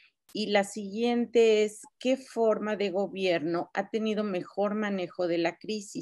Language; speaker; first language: Spanish; native; Spanish